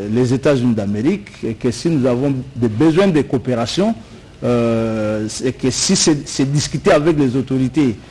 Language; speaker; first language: French; non-native, local second language; Luba-Lulua